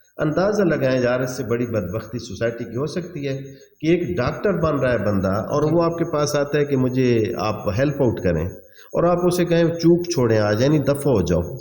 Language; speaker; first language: Urdu; non-native, local second language; Saraiki